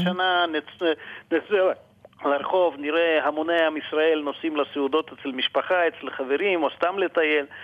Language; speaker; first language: Hebrew; non-native, fluent; Russian